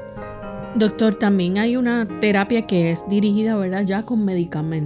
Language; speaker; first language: Spanish; native; Spanish